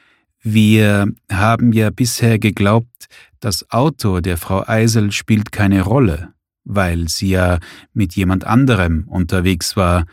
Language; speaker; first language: German; native; German